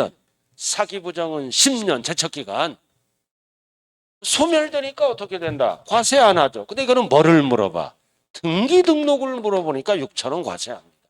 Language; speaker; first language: Korean; native; Korean